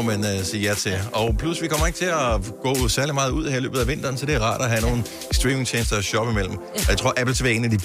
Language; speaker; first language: Danish; native; Danish